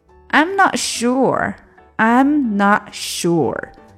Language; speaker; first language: English; non-native, fluent; Chinese